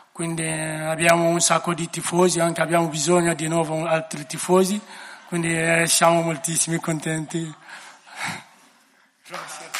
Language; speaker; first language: Italian; non-native, learner; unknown